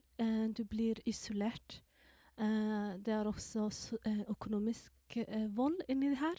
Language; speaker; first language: Norwegian; non-native, fluent; Somali